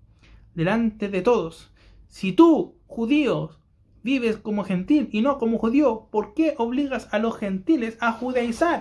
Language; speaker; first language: Spanish; native; Spanish